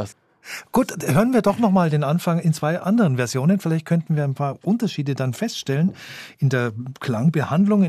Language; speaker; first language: German; native; German